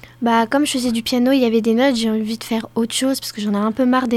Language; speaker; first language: French; native; French